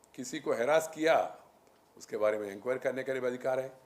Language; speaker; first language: Hindi; non-native, local second language; Telugu